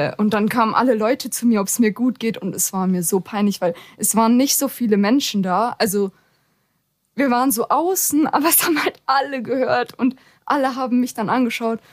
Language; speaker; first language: German; native; German